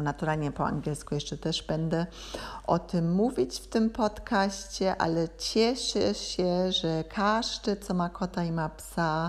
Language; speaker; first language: Polish; non-native, learner; German